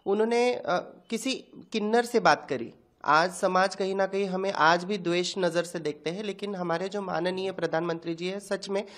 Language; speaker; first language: Hindi; non-native, local second language; Marathi